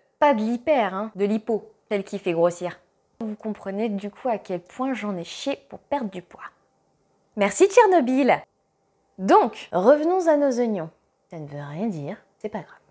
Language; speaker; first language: French; native; French